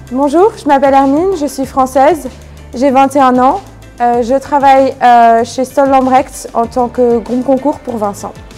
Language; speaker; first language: French; native; French